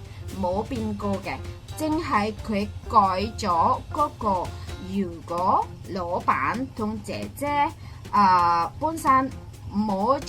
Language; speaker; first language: Cantonese; non-native, fluent; Indonesian